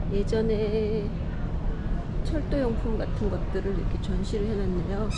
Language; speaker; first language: Korean; native; Korean